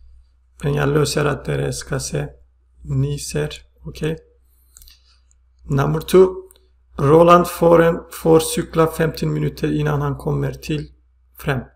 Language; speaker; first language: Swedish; non-native, fluent; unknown